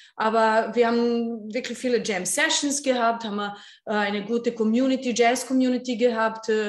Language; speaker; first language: German; non-native, fluent; Serbian